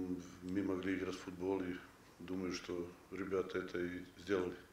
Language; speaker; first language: Russian; non-native, fluent; Serbian